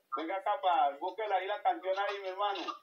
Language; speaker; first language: Spanish; native; Spanish